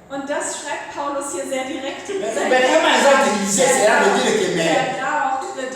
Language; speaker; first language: German; native; German